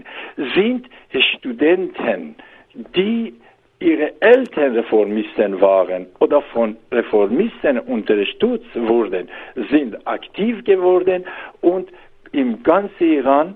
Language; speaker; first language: German; non-native, learner; Persian